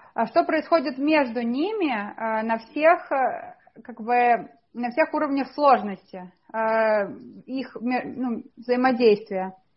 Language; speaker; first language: Russian; native; Russian